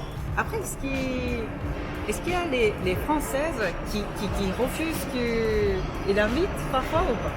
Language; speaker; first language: French; non-native, fluent; Japanese